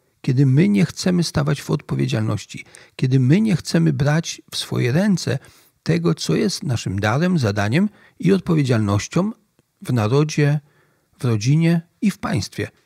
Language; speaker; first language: Polish; native; Polish